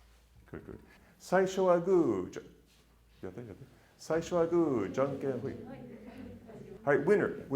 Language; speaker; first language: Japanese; non-native, fluent; English